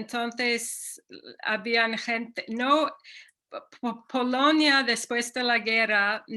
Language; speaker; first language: Spanish; non-native, fluent; English